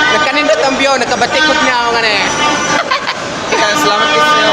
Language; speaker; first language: Cebuano; non-native, learner; Korean